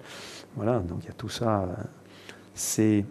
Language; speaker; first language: French; native; French